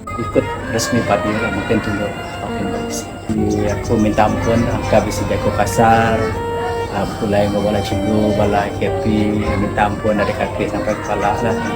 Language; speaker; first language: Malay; non-native, local second language; Iban